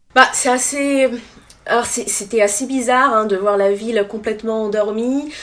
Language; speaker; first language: French; native; French